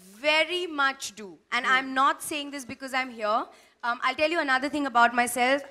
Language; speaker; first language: English; non-native, local second language; Hindi